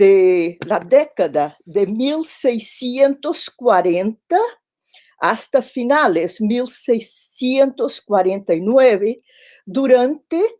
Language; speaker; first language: Spanish; non-native, fluent; Portuguese